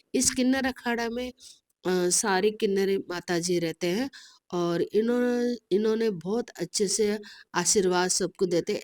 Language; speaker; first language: Hindi; non-native, local second language; Telugu